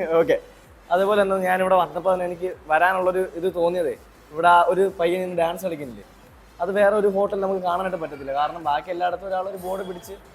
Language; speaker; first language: Malayalam; native; Malayalam